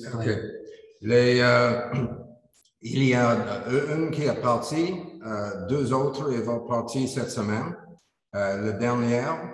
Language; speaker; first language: French; non-native, learner; English